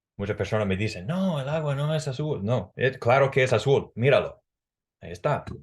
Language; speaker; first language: Spanish; non-native, fluent; English